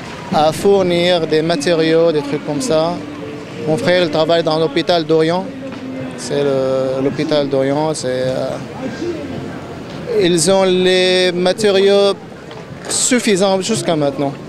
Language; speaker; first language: French; non-native, fluent; Arabic